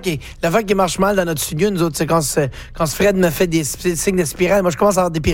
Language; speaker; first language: French; native; French